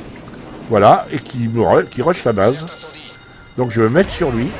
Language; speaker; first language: French; native; French